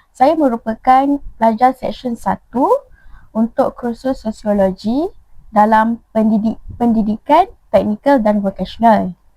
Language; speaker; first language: Malay; native; Malay